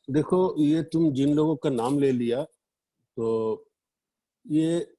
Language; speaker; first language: Hindi; non-native, local second language; Bangla